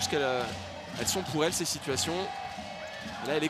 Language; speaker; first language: French; native; French